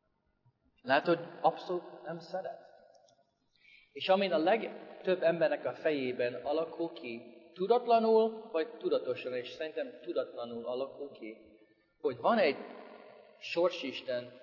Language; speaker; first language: Hungarian; non-native, fluent; English